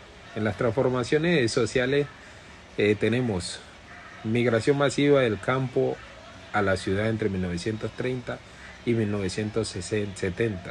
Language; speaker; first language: Spanish; native; Spanish